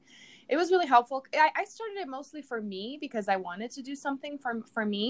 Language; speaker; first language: English; non-native, fluent; Portuguese